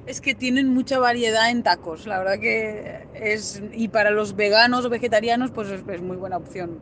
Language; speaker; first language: Spanish; native; Spanish